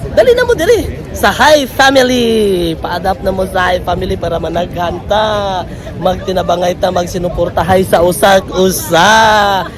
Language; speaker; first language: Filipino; non-native, local second language; Cebuano